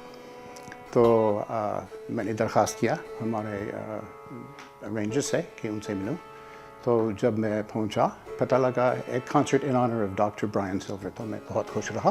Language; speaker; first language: Urdu; non-native, fluent; English